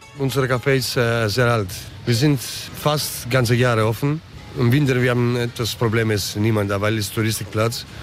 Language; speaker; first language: German; early bilingual, other home language; Greek